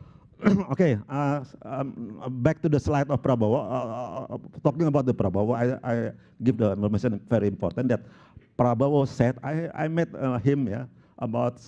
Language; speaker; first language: English; non-native, local second language; Indonesian